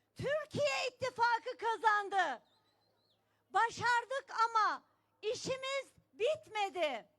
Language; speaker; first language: Turkish; native; Turkish